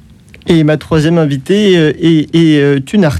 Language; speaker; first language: French; native; French